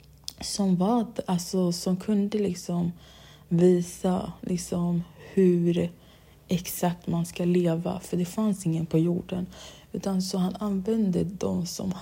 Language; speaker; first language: Swedish; non-native, local second language; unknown